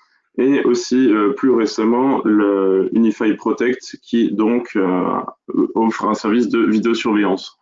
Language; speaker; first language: French; native; French